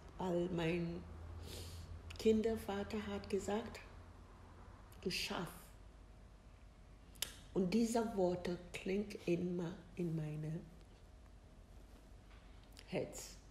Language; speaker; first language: German; non-native, learner; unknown